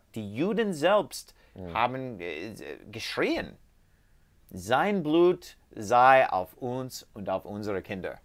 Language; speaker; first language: German; non-native, fluent; English